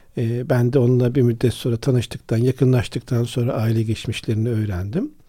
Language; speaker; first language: Turkish; native; Turkish